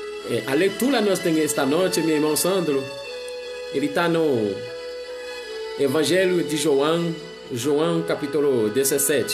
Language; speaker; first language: Portuguese; non-native, learner; Haitian Creole